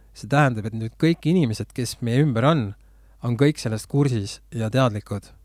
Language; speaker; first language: Estonian; native; Estonian